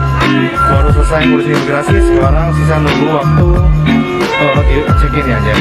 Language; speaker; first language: Indonesian; native; Indonesian